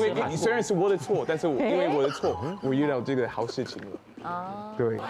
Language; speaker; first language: Chinese; non-native, fluent; English